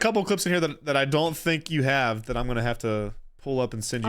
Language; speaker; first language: English; native; English